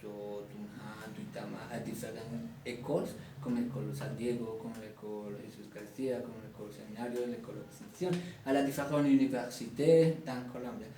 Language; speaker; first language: French; non-native, learner; Spanish